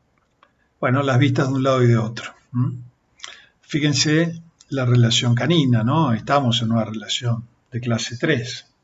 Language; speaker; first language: Spanish; native; Spanish